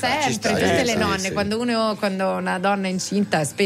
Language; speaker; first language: Italian; native; Italian